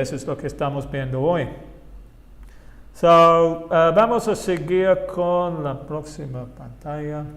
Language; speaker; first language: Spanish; non-native, fluent; English